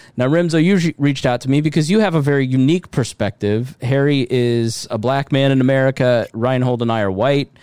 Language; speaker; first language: English; early bilingual, other home language; German